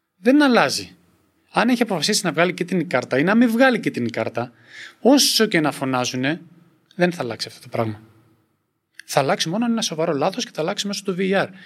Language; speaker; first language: Greek; native; Greek